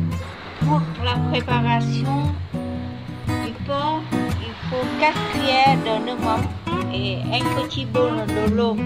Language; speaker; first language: French; non-native, fluent; Vietnamese